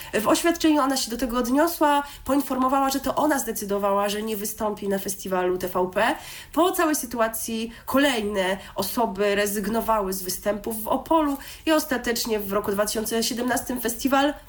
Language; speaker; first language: Polish; native; Polish